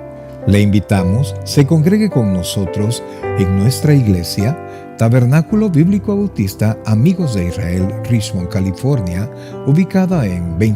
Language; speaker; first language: Spanish; native; Spanish